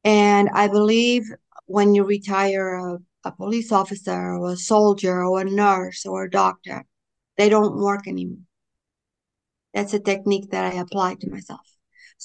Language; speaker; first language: English; non-native, fluent; Portuguese